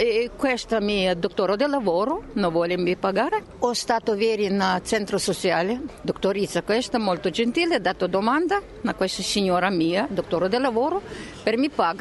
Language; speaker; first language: Italian; non-native, learner; Ukrainian